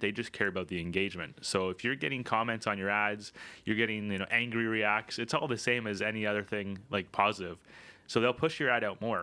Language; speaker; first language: English; native; English